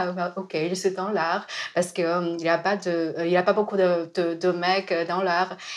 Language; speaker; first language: French; non-native, learner; Chinese